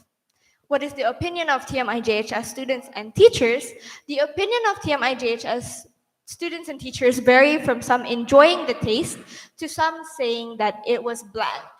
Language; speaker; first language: English; non-native, fluent; Indonesian